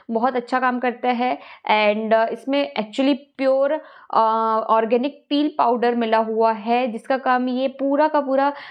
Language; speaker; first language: Hindi; native; Hindi